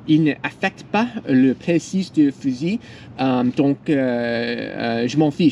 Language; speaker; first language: French; non-native, learner; English